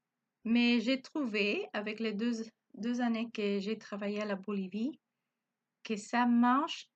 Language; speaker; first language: French; non-native, learner; Spanish